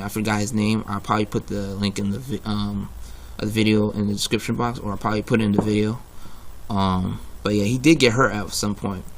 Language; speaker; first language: English; native; English